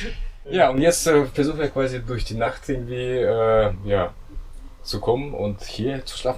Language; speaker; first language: German; non-native, fluent; Russian